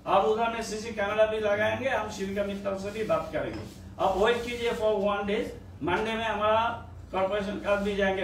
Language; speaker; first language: Hindi; non-native, local second language; Bangla